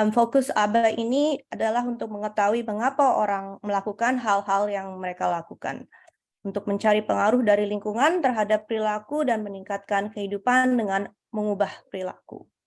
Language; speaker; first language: Indonesian; early bilingual, heritage; Indonesian